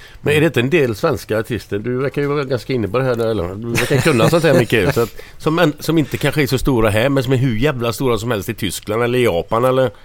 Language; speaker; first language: Swedish; native; Swedish